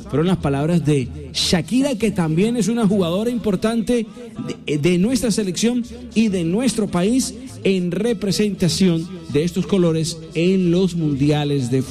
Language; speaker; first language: Spanish; native; Spanish